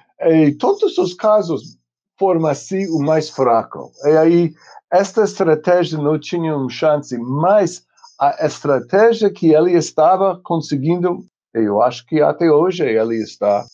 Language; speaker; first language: Portuguese; non-native, fluent; English